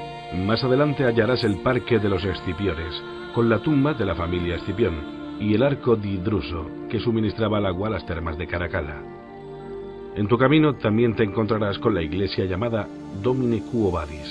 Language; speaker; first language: Spanish; native; Spanish